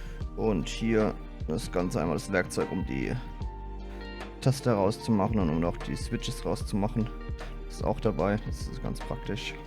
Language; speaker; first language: German; native; German